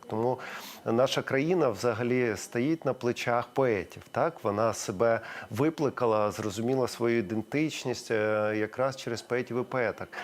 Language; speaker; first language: Ukrainian; non-native, local second language; Russian